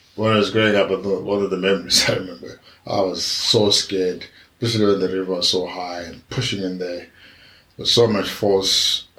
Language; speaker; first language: English; non-native, local second language; Tswana